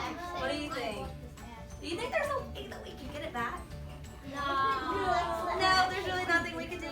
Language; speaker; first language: English; native; English